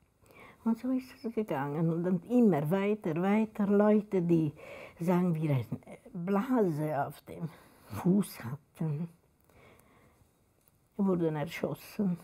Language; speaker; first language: German; non-native, fluent; Hungarian